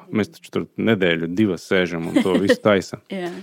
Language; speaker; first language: Latvian; non-native, fluent; Azerbaijani